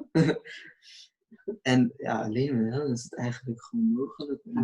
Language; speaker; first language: Dutch; early bilingual, other home language; Urdu